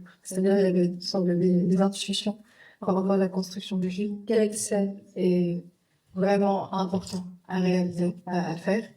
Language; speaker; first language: French; non-native, fluent; Vietnamese